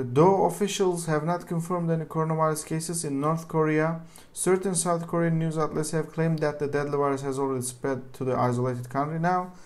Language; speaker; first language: English; non-native, fluent; Turkish